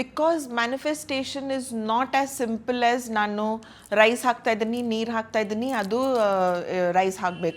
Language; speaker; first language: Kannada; non-native, local second language; Hindi